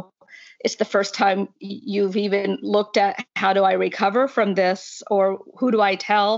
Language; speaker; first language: English; native; English